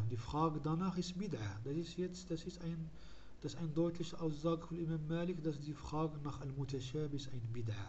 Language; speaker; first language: German; non-native, fluent; Arabic